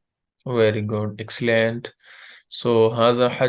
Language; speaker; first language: English; non-native, fluent; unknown